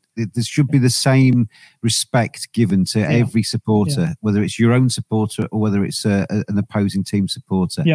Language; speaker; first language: English; native; English